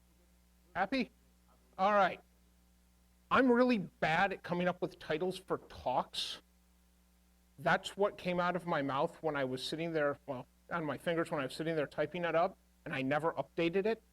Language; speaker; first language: English; native; English